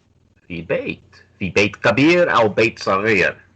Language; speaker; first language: Arabic; non-native, fluent; English